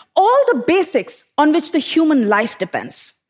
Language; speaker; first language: English; non-native, local second language; Hindi